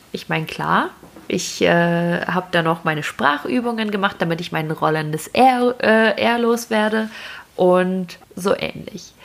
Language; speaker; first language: German; early bilingual, other home language; Russian